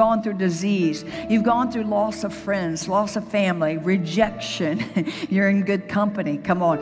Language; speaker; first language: English; native; English